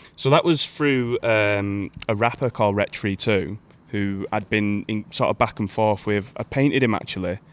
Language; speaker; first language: English; native; English